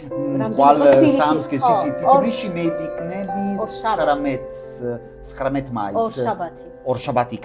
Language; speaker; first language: Georgian; non-native, learner; Italian